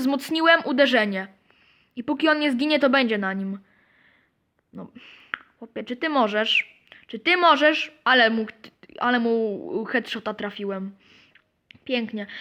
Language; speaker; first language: Polish; native; Polish